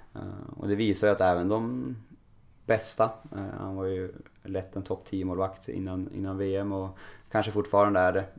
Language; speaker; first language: Swedish; native; Swedish